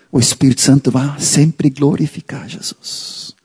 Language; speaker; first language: Portuguese; non-native, fluent; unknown